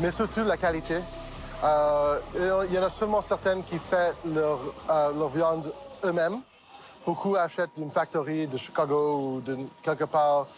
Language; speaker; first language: French; non-native, local second language; English